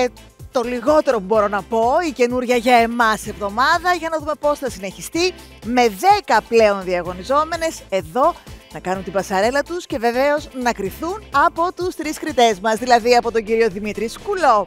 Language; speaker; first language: Greek; native; Greek